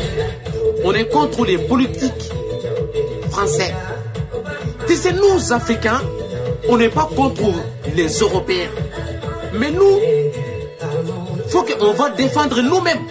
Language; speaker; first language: French; non-native, local second language; Bambara